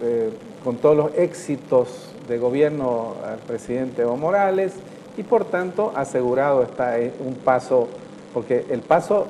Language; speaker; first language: Spanish; native; Spanish